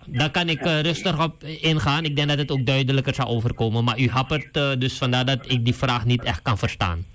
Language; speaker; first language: Dutch; native; Dutch